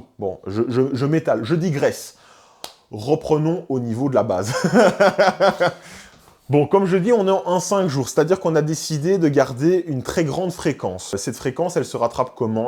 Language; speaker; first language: French; native; French